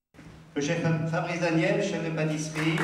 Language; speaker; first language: French; native; French